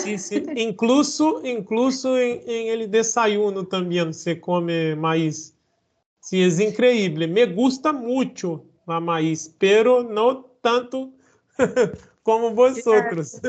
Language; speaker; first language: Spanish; non-native, learner; Portuguese